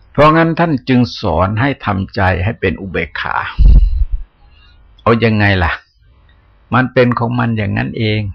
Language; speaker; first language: Thai; native; Thai